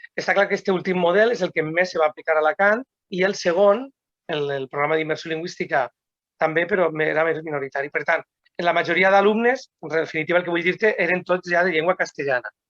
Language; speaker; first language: Catalan; non-native, local second language; Spanish